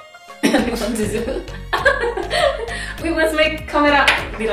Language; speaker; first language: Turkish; non-native, learner; Indonesian